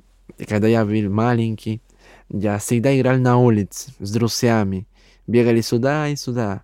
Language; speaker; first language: Russian; non-native, learner; Spanish